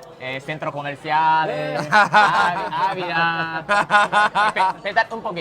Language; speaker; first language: Spanish; non-native, learner; Japanese